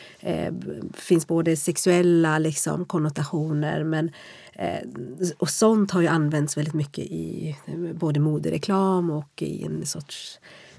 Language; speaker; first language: Swedish; native; Swedish